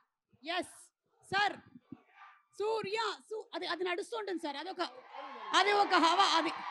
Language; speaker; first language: Telugu; native; Telugu